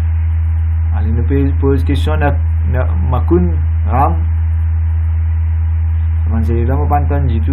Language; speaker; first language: French; non-native, local second language; Morisyen